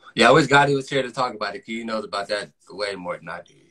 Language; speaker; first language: English; native; English